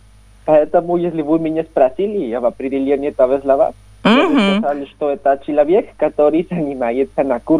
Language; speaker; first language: Russian; non-native, learner; Spanish